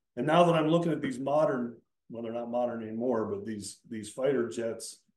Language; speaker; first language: English; native; English